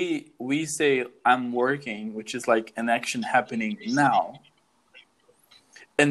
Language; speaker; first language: English; non-native, fluent; Portuguese